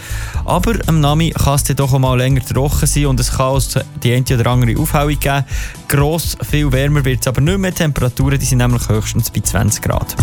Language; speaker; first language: German; native; German